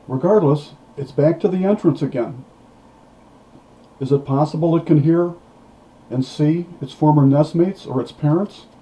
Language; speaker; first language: English; native; English